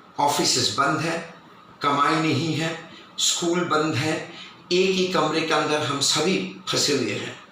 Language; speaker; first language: Hindi; non-native, local second language; Bangla